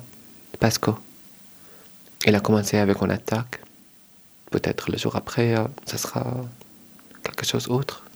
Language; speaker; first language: French; non-native, learner; Arabic